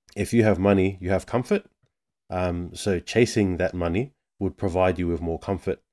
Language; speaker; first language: English; native; English